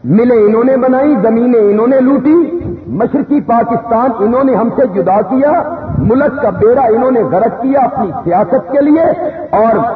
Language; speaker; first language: Urdu; non-native, local second language; Punjabi